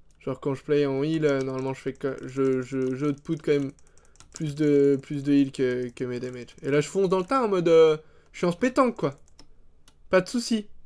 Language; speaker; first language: French; native; French